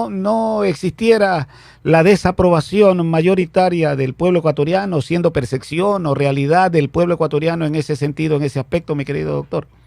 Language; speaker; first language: Spanish; native; Spanish